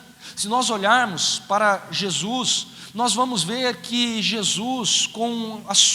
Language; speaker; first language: Portuguese; native; Portuguese